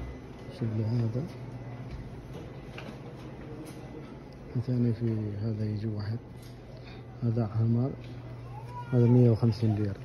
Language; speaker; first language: Arabic; non-native, learner; Bangla